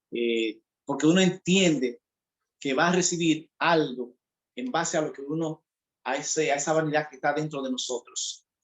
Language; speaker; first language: Spanish; native; Spanish